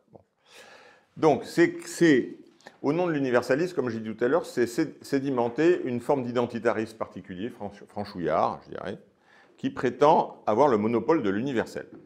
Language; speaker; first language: French; native; French